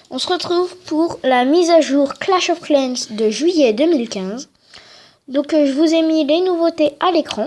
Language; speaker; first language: French; native; French